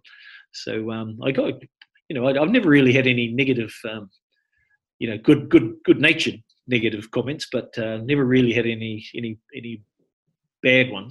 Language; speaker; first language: English; native; English